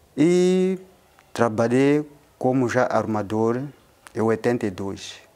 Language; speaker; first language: Portuguese; non-native, local second language; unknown